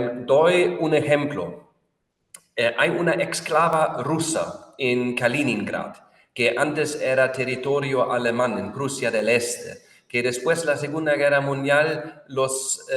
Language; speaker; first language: Spanish; non-native, fluent; German